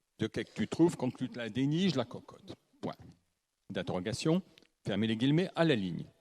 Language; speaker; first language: French; native; French